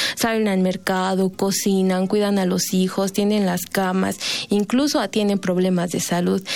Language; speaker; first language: Spanish; native; Spanish